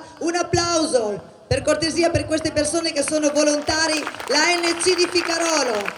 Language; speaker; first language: Italian; native; Italian